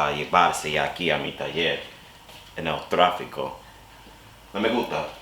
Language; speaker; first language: Spanish; non-native, learner; English